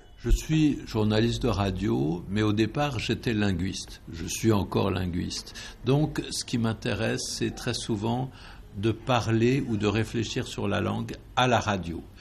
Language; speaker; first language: French; native; French